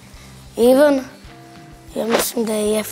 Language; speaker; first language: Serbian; non-native, local second language; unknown